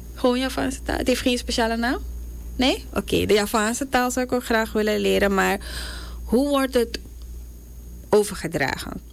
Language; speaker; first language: Dutch; native; Dutch